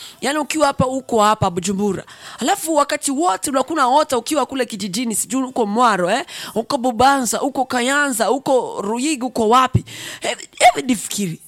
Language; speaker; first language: Swahili; non-native, local second language; Rundi